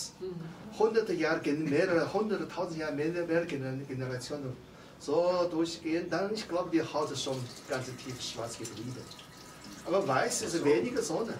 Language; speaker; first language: German; non-native, fluent; Chinese